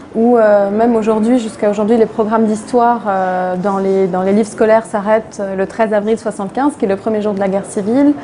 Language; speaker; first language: French; non-native, local second language; Arabic